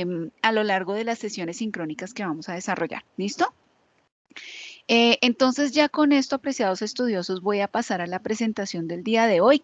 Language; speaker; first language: Spanish; native; Spanish